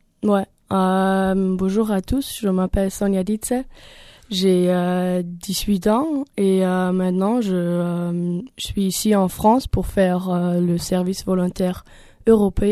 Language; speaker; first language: French; non-native, learner; German